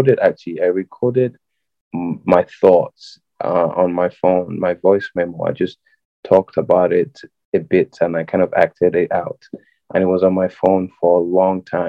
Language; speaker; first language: English; non-native, local second language; Yoruba